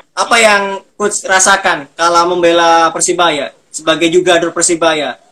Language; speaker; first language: Indonesian; native; Indonesian